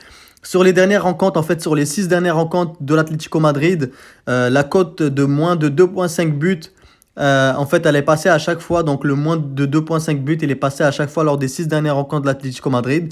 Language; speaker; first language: French; native; French